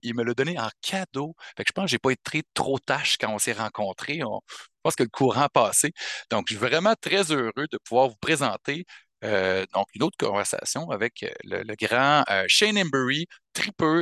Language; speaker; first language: French; native; French